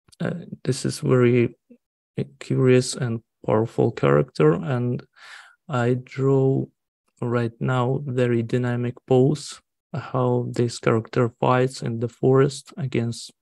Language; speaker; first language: English; non-native, learner; Russian